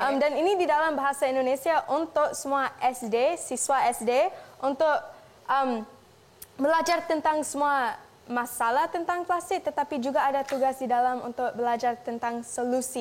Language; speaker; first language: Indonesian; non-native, local second language; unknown